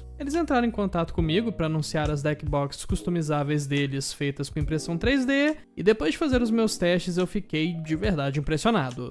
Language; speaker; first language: Portuguese; native; Portuguese